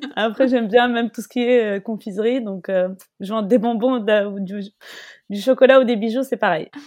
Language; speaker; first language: French; non-native, local second language; Arabic